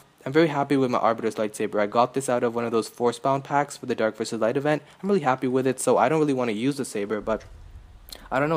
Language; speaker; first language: English; native; English